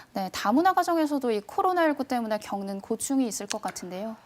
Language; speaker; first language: Korean; native; Korean